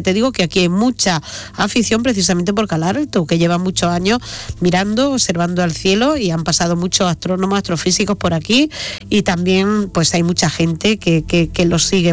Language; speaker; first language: Spanish; native; Spanish